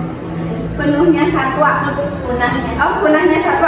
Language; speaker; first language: Indonesian; native; Indonesian